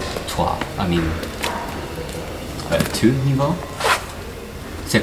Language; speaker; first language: French; non-native, learner; English